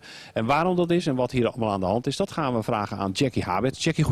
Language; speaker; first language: Dutch; native; Dutch